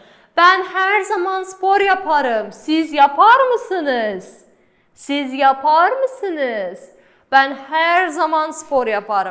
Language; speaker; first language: Turkish; non-native, fluent; Kazakh